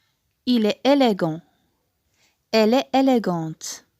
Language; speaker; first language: French; non-native, local second language; Arabic